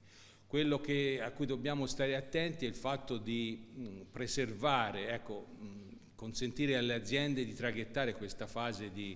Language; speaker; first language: Italian; native; Italian